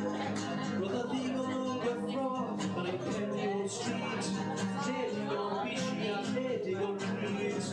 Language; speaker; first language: Welsh; native; Welsh